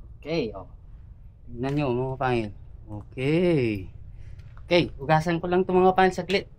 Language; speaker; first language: Filipino; non-native, local second language; Iloko